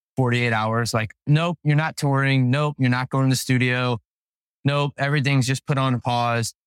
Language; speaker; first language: English; native; English